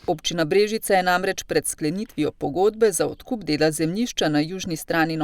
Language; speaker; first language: Slovenian; native; Slovenian